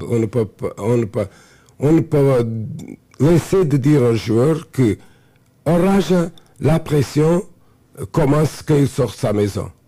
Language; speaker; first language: French; non-native, fluent; Portuguese